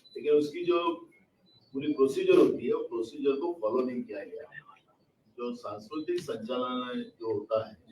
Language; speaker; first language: Hindi; non-native, local second language; Marathi